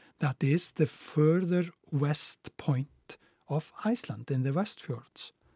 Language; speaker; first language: English; non-native, fluent; Icelandic